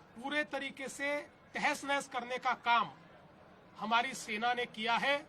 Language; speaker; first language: Hindi; non-native, local second language; Marathi